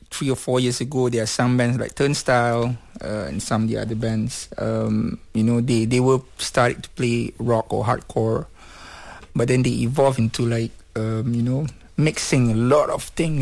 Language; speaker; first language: English; non-native, local second language; Malay